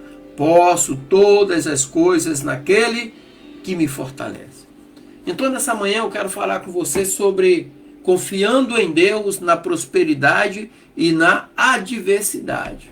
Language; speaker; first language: Portuguese; native; Portuguese